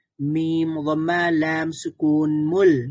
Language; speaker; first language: Arabic; non-native, learner; Bangla